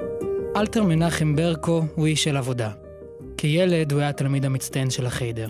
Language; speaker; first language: Hebrew; native; Hebrew